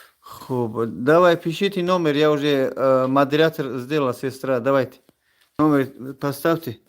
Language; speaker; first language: Russian; non-native, learner; Tajik